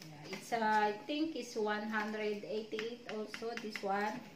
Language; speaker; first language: English; non-native, local second language; Filipino